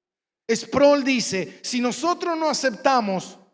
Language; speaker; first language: Spanish; native; Spanish